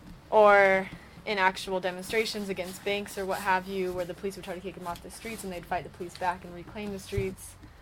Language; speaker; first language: English; native; English